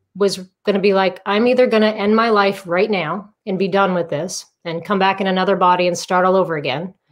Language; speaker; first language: English; native; English